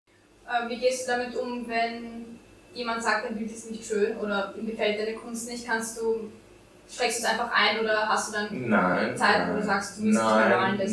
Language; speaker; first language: German; native; German